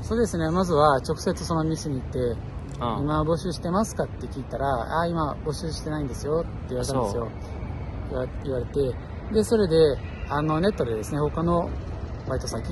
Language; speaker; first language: Japanese; non-native, fluent; Portuguese